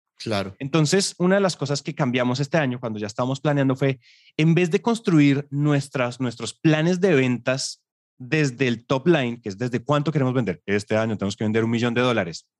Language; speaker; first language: Spanish; native; Spanish